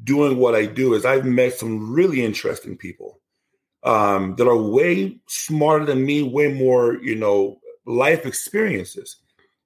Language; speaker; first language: English; non-native, local second language; Igbo